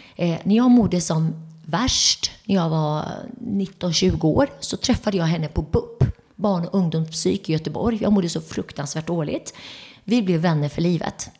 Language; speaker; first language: Swedish; early bilingual, other home language; Turoyo